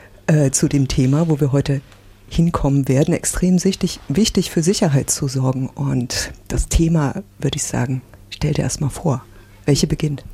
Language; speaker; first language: German; native; German